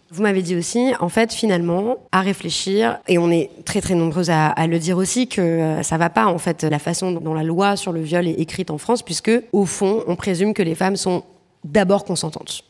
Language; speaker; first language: French; native; French